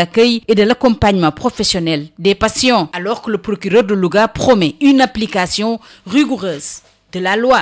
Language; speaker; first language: French; non-native, local second language; Wolof